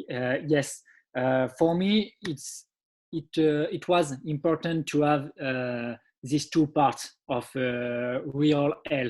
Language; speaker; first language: English; non-native, learner; French